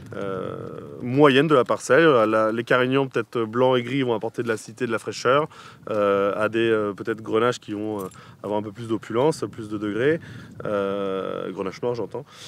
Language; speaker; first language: French; native; French